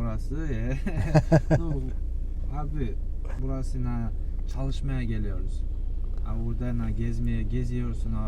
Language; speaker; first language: Turkish; non-native, learner; Kyrgyz